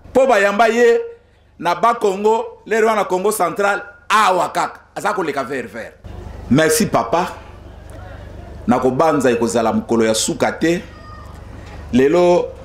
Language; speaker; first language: Lingala; non-native, local second language; Kongo